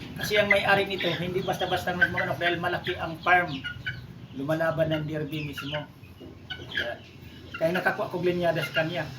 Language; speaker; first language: Filipino; non-native, local second language; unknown